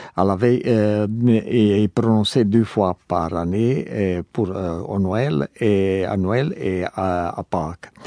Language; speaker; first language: French; non-native, learner; Croatian